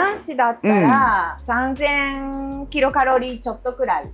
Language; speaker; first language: Japanese; native; Japanese